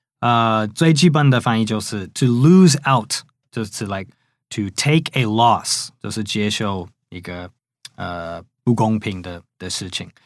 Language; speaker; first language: Chinese; non-native, fluent; English